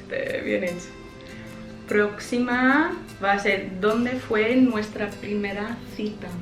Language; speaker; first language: Spanish; non-native, fluent; English